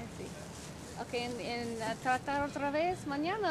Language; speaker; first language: Spanish; non-native, learner; English